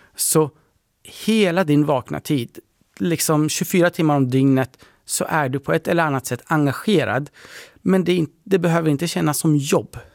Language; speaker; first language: Swedish; early bilingual, other home language; Persian